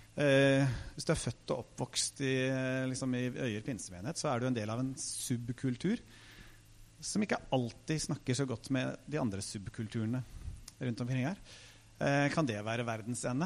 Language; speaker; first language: Norwegian; native; Norwegian